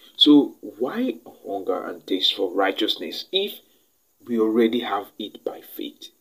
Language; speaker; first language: English; non-native, local second language; Yoruba